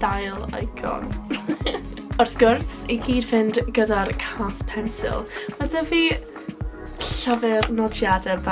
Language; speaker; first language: Welsh; non-native, local second language; English